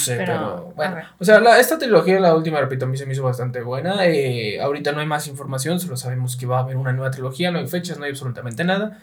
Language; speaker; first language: Spanish; native; Spanish